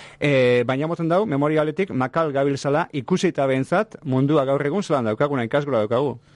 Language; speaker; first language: Basque; native; Basque